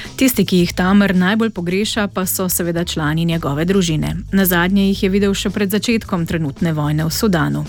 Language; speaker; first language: Slovenian; native; Slovenian